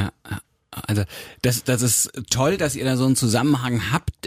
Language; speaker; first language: German; native; German